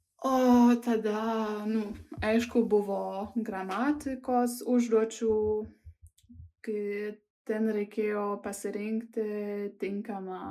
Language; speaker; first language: Lithuanian; non-native, learner; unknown